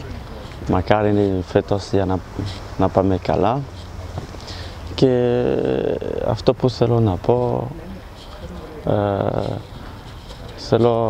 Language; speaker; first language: Greek; non-native, learner; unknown